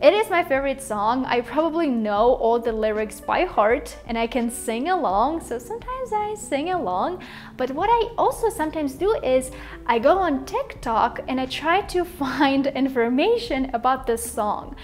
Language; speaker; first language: English; non-native, fluent; Russian